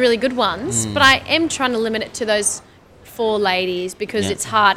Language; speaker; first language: English; native; English